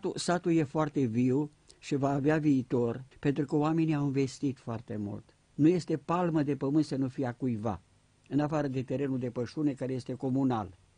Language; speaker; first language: Romanian; native; Romanian